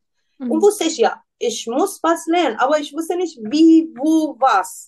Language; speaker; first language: German; non-native, learner; Persian